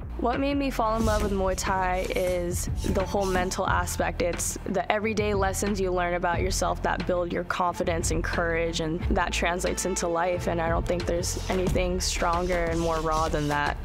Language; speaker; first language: English; native; English